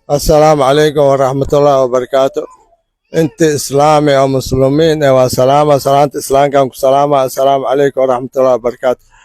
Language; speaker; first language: Somali; native; Somali